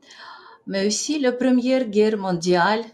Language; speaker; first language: French; non-native, fluent; Russian